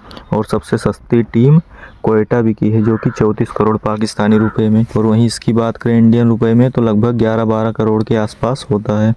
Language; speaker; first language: Hindi; native; Hindi